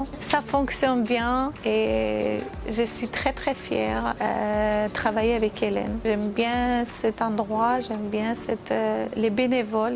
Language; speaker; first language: French; non-native, fluent; Armenian